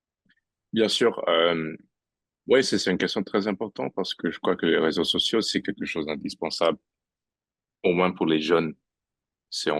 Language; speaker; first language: French; non-native, fluent; English